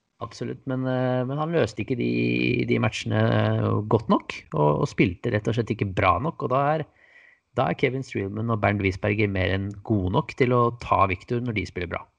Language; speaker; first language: Norwegian; native; Norwegian